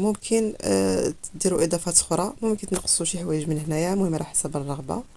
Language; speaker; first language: Arabic; native; Arabic